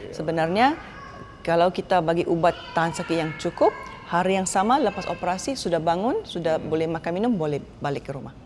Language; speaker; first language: Malay; native; Malay